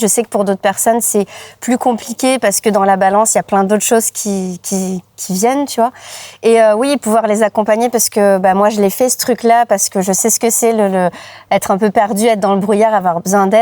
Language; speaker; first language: French; native; French